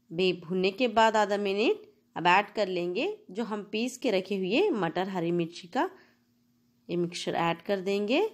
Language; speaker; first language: Hindi; non-native, local second language; Telugu